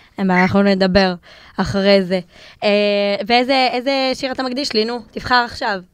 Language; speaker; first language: Hebrew; native; Hebrew